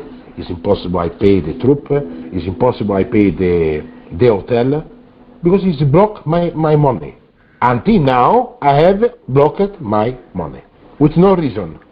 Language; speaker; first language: English; non-native, learner; Italian